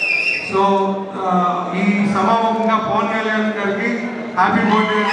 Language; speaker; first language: Telugu; native; Telugu